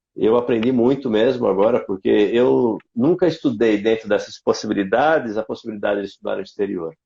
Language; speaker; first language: Portuguese; native; Portuguese